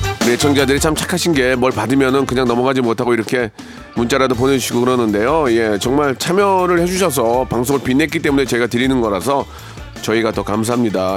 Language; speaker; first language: Korean; native; Korean